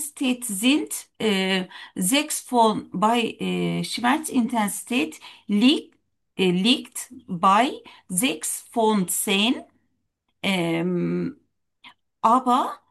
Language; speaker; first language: German; non-native, learner; Turkish